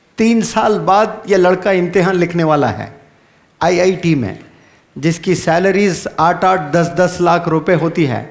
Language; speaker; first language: Urdu; native; Urdu